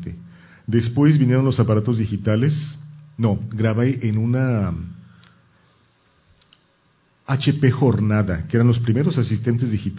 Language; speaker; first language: Spanish; native; Spanish